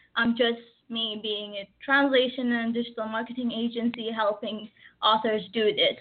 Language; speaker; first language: English; early bilingual, other home language; Arabic